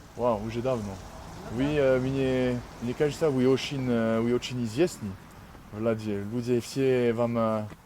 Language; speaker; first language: Russian; non-native, learner; French